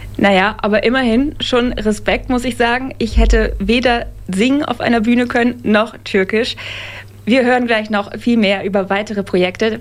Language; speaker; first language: German; native; German